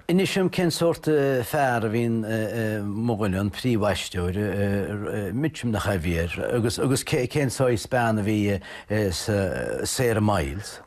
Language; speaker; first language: Irish; native; Irish